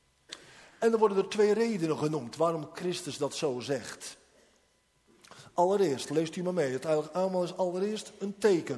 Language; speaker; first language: Dutch; native; Dutch